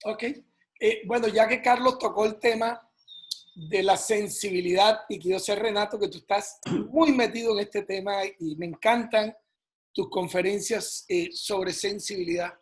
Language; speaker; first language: Spanish; native; Spanish